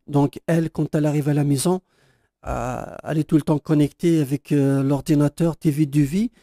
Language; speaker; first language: French; non-native, local second language; Kabyle